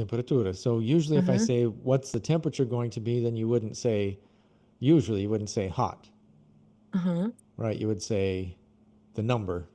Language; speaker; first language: English; non-native, fluent; Portuguese